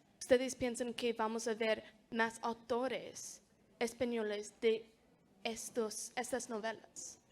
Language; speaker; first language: Spanish; non-native, fluent; English